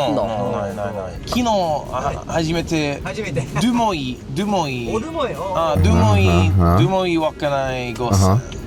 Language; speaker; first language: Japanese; non-native, learner; English